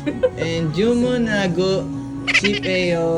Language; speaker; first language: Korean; non-native, learner; Filipino